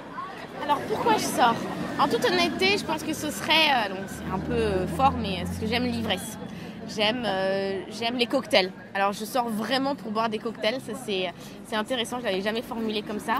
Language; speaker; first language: French; non-native, fluent; English